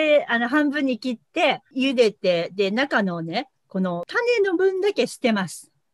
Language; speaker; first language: Japanese; native; Japanese